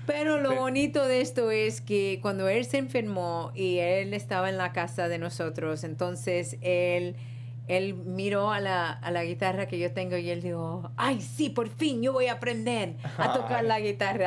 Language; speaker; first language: Spanish; early bilingual, heritage; Spanish